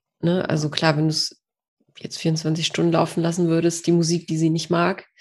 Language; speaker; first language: German; early bilingual, other home language; Polish